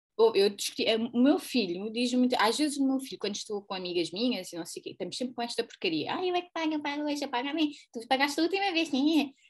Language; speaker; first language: Portuguese; native; Portuguese